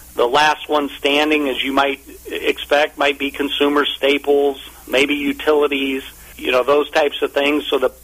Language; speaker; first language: English; native; English